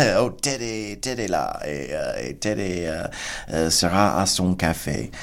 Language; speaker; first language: French; non-native, fluent; English